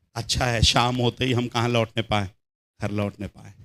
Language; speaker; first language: Hindi; non-native, local second language; Telugu